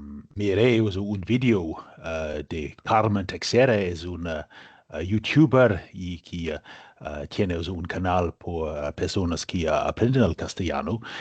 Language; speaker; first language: Spanish; non-native, learner; English